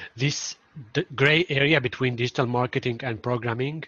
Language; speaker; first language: English; non-native, fluent; Arabic